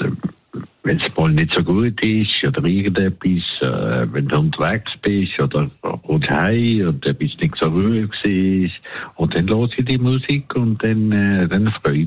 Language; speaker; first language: German; non-native, fluent; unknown